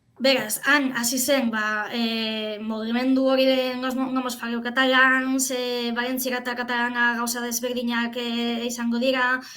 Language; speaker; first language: Basque; non-native, fluent; Catalan